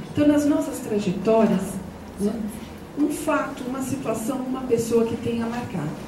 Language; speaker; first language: Portuguese; native; Portuguese